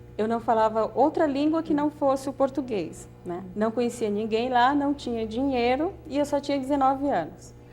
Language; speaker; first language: Portuguese; native; Portuguese